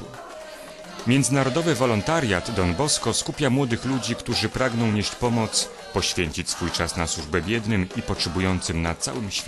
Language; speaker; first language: Polish; native; Polish